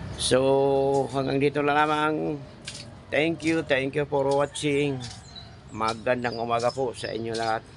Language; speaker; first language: Filipino; non-native, local second language; Cebuano